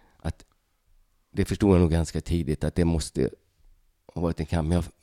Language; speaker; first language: Swedish; early bilingual, other home language; Hungarian